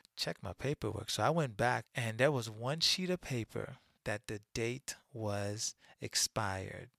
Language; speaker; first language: English; early bilingual, other home language; Haitian Creole